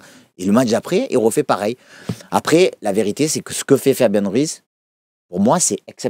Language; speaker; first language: French; native; French